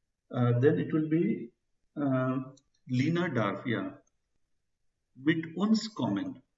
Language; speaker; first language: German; non-native, fluent; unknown